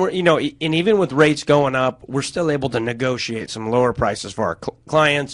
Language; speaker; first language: English; native; English